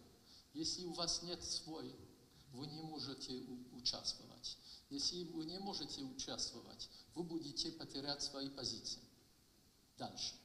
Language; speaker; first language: Russian; non-native, fluent; French